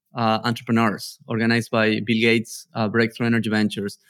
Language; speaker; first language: English; non-native, fluent; Spanish